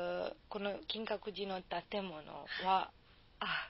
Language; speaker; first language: Japanese; non-native, learner; Serbian